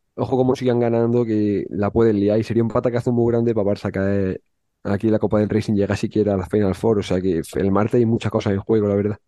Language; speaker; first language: Spanish; native; Spanish